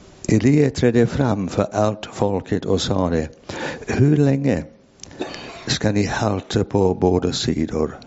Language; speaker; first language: Swedish; non-native, fluent; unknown